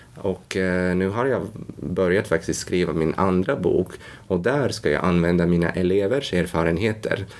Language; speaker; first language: Swedish; non-native, fluent; Latvian